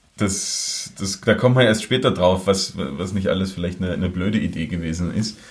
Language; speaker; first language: German; native; German